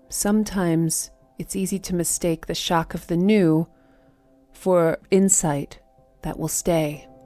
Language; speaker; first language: English; native; English